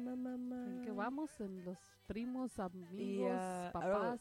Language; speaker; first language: Spanish; native; Spanish